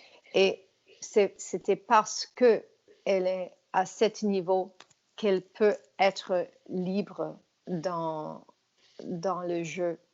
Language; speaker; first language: French; non-native, fluent; English